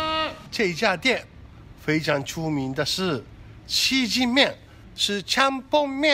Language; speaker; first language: Chinese; non-native, fluent; Japanese